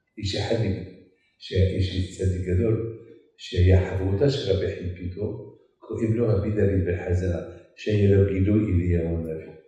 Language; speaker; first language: Hebrew; non-native, fluent; Arabic